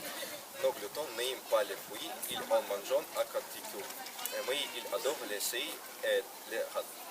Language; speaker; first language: French; non-native, learner; Russian